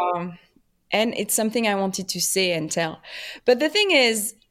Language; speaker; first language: English; non-native, fluent; French